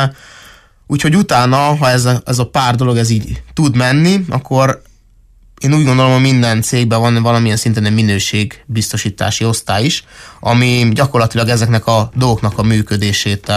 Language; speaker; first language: Hungarian; native; Hungarian